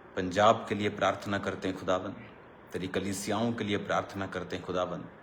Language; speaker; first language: Hindi; non-native, local second language; Punjabi